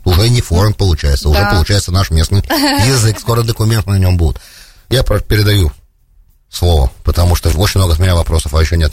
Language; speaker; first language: Russian; native; Russian